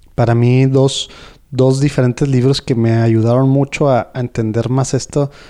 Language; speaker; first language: Spanish; native; Spanish